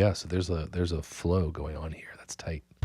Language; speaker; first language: English; native; English